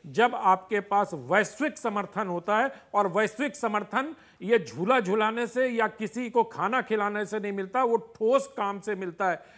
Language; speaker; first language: Hindi; native; Hindi